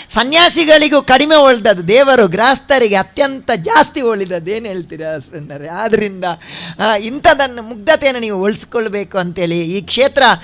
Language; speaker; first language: Kannada; non-native, local second language; Tulu